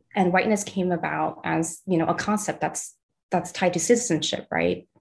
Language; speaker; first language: English; early bilingual, other home language; Chinese